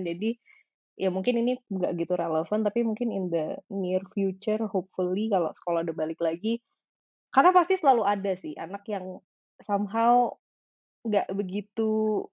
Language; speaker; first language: Indonesian; native; Indonesian